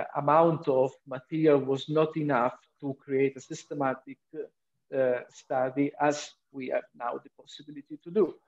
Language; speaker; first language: English; non-native, fluent; Italian